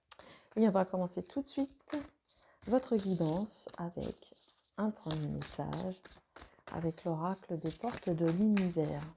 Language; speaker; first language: French; native; French